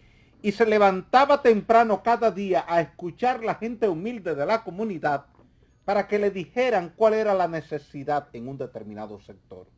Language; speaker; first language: Spanish; native; Spanish